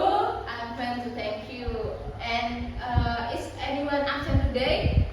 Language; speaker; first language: English; non-native, learner; Indonesian